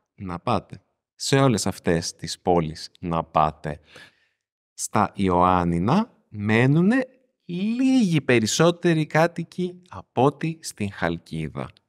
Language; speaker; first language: Greek; native; Greek